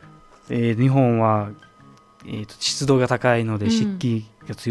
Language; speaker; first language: Japanese; non-native, fluent; Uzbek